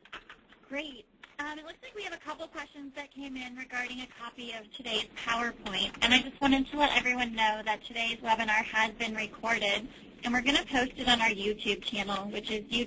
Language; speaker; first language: English; native; English